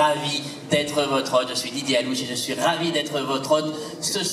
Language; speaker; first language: French; native; French